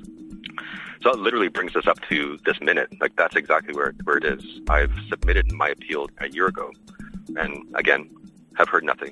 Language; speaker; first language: English; native; English